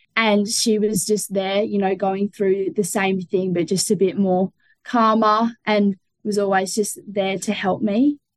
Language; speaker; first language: English; native; English